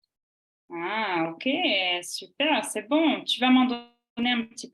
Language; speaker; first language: French; native; French